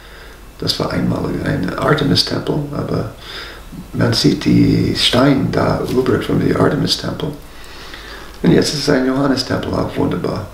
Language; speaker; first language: German; non-native, fluent; English